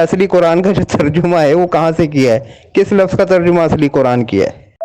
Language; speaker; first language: Urdu; native; Urdu